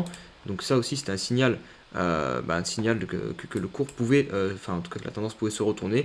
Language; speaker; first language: French; native; French